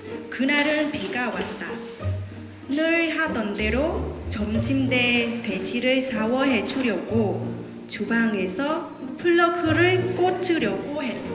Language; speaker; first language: Korean; non-native, fluent; Filipino